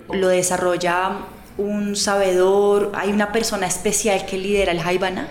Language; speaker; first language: Spanish; native; Spanish